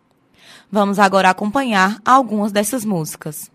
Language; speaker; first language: Portuguese; native; Portuguese